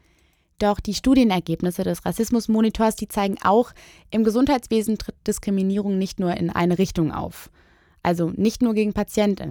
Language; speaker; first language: German; native; German